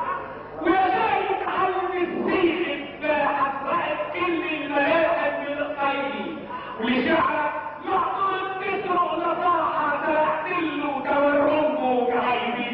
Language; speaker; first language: Arabic; native; Arabic